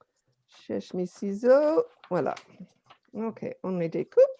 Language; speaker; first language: French; non-native, fluent; English